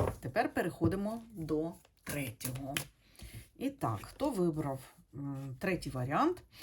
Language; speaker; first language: Ukrainian; non-native, local second language; Russian